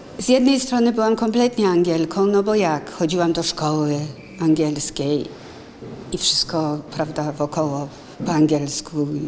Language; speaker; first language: Polish; early bilingual, heritage; Polish